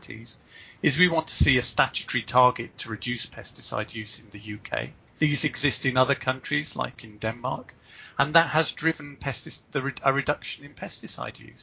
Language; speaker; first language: English; native; English